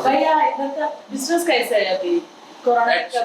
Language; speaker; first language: Hindi; non-native, local second language; Malayalam